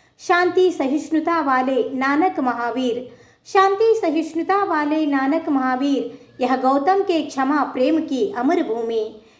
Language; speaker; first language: Hindi; non-native, local second language; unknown